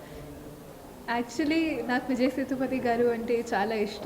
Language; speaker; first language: Telugu; non-native, local second language; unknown